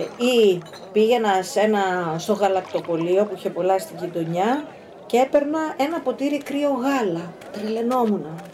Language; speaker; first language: Greek; early bilingual, heritage; Greek